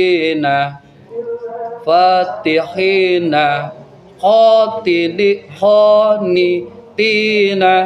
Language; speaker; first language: Arabic; non-native, learner; Indonesian